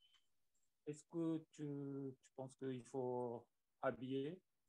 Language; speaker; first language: French; non-native, learner; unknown